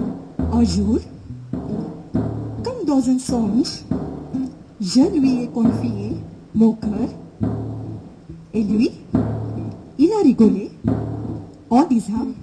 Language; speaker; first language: French; non-native, learner; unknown